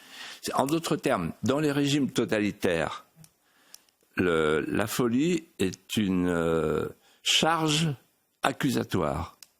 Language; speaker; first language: French; native; French